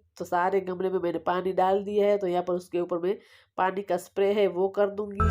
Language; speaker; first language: Hindi; non-native, local second language; Gujarati